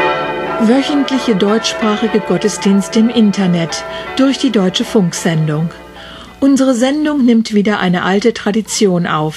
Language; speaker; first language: German; native; German